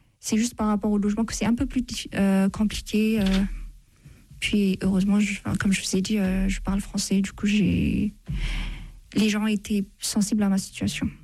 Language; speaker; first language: French; non-native, fluent; Amharic